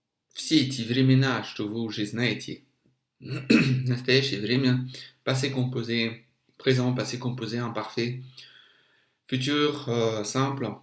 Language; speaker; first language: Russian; non-native, fluent; French